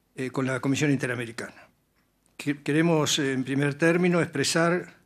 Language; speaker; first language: Spanish; native; Spanish